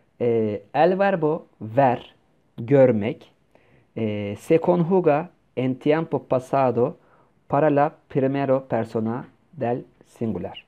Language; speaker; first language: Spanish; non-native, fluent; Turkish